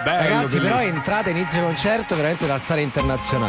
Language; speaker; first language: Italian; native; Italian